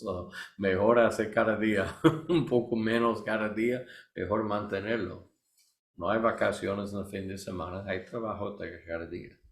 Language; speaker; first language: Spanish; non-native, learner; English